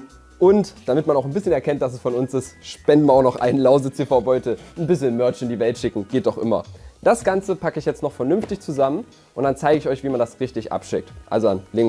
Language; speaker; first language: German; native; German